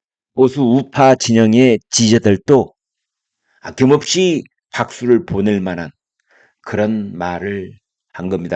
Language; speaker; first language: Korean; native; Korean